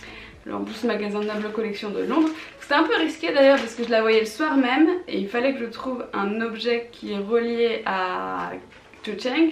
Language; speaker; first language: French; native; French